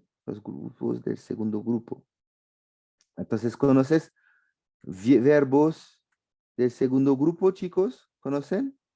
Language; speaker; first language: Spanish; non-native, fluent; French